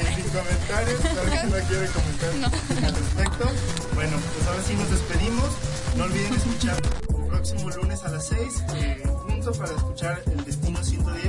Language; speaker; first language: Spanish; native; Spanish